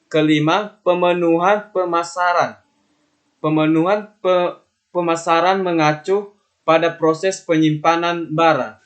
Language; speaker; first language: Indonesian; native; Indonesian